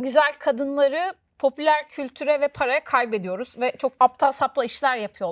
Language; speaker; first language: Turkish; native; Turkish